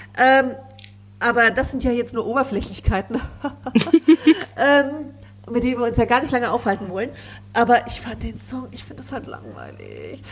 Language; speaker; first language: German; native; German